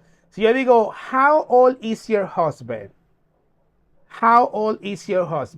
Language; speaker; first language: English; non-native, fluent; Spanish